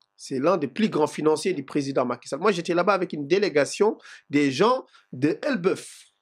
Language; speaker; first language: French; non-native, local second language; Fula